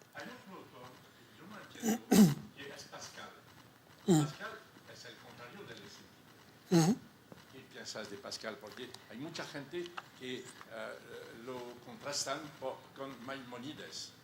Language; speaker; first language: Spanish; non-native, fluent; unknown